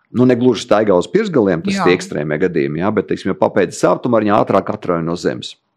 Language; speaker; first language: Latvian; native; Latvian